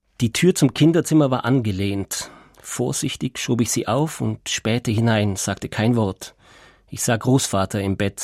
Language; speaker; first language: German; native; German